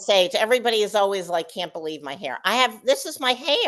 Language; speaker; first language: English; native; English